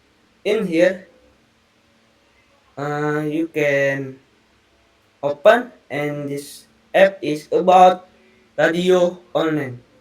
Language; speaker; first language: English; non-native, learner; Indonesian